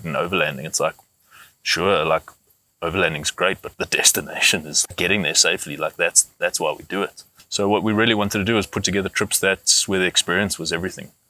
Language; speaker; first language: English; native; English